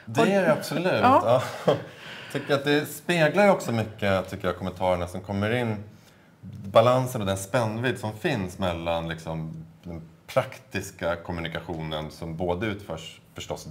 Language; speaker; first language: Swedish; native; Swedish